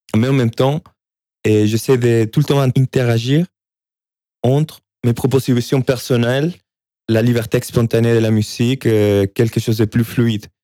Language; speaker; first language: French; non-native, fluent; Spanish